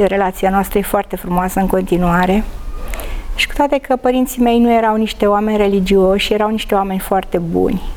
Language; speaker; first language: Romanian; native; Romanian